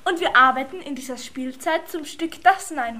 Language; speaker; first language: German; native; German